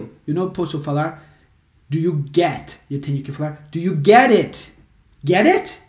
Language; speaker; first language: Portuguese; non-native, fluent; English